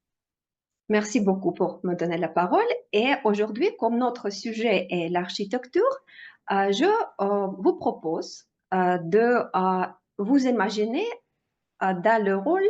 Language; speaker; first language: French; non-native, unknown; Russian